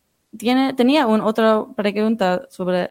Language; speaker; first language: Spanish; non-native, fluent; English